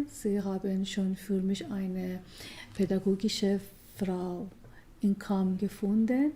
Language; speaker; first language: German; non-native, learner; Persian